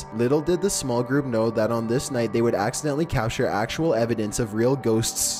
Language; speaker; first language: English; native; English